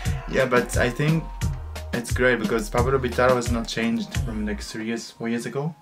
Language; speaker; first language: English; non-native, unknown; Japanese